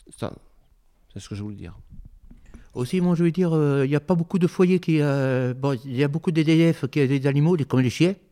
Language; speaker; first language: French; native; French